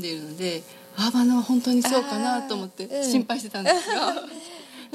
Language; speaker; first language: Japanese; native; Japanese